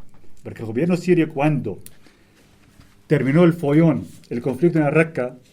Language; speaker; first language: Spanish; non-native, fluent; Arabic